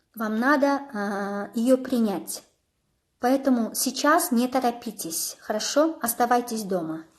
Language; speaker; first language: Russian; non-native, local second language; Kazakh